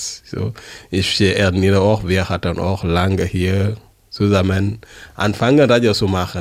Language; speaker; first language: German; non-native, learner; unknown